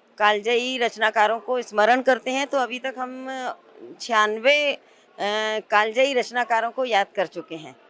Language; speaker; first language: Hindi; native; Hindi